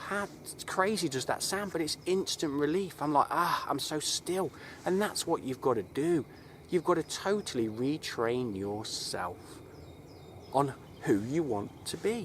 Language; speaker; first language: English; native; English